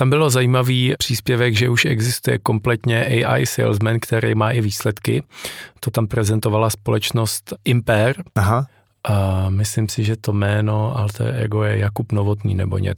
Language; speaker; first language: Czech; native; Czech